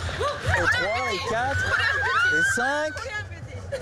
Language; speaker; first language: French; native; French